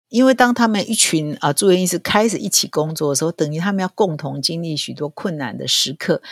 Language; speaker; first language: Chinese; native; Chinese